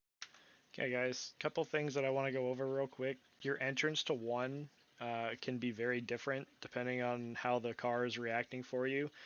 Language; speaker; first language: English; native; English